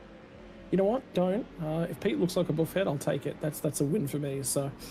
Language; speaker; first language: English; native; English